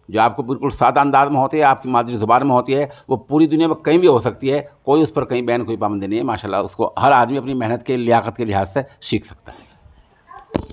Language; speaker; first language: Urdu; native; Urdu